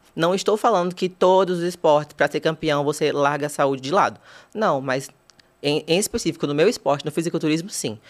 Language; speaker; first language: Portuguese; native; Portuguese